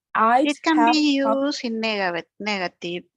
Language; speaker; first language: English; non-native, learner; Spanish